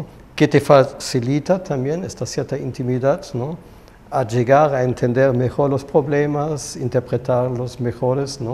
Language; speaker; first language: Spanish; non-native, fluent; German